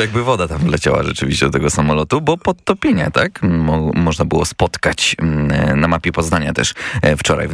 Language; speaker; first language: Polish; native; Polish